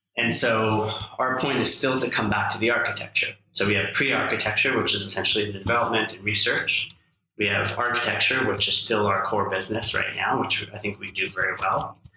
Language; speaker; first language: English; native; English